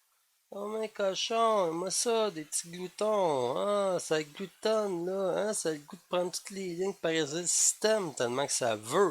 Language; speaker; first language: French; native; French